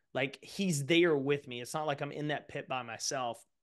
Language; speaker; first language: English; native; English